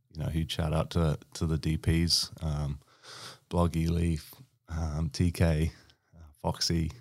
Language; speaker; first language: English; native; English